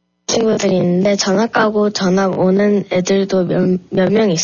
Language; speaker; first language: Korean; early bilingual, heritage; Korean